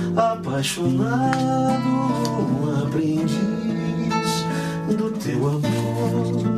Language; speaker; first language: Portuguese; native; Portuguese